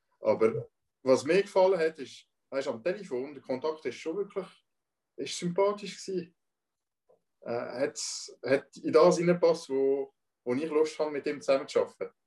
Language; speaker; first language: German; non-native, local second language; French